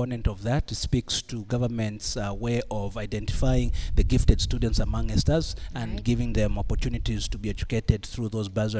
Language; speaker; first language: English; non-native, local second language; Bemba